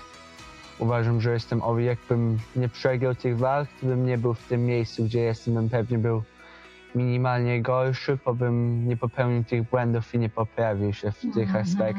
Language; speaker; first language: Polish; early bilingual, heritage; Polish